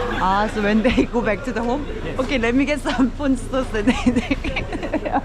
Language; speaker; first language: English; non-native, learner; Korean